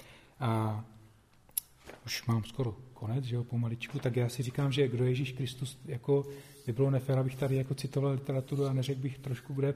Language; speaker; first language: Czech; native; Czech